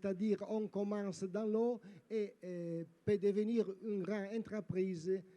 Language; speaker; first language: French; non-native, learner; Italian